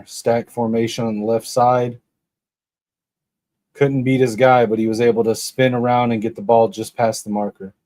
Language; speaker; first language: English; native; English